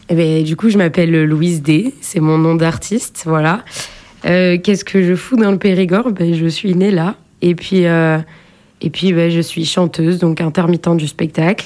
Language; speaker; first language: French; native; French